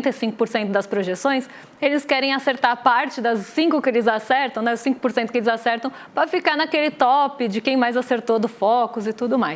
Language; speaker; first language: Portuguese; native; Portuguese